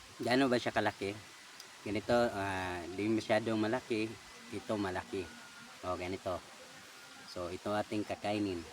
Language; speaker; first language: Filipino; non-native, local second language; Cebuano